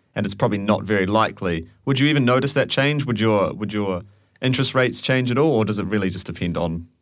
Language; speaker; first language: English; native; English